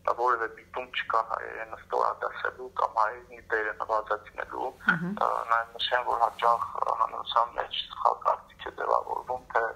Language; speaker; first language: Armenian; native; Armenian